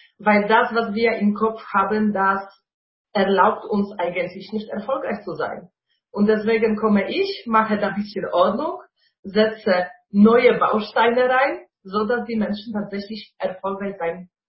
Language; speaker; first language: German; non-native, fluent; Polish